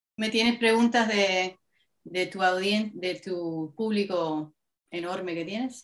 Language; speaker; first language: Spanish; native; Spanish